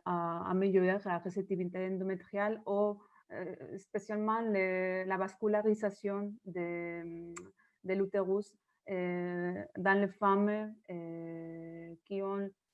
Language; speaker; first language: French; non-native, fluent; Spanish